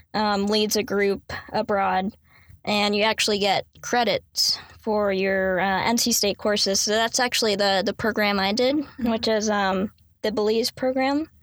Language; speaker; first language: English; native; English